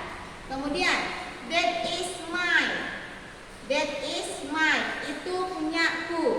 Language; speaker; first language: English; non-native, learner; Indonesian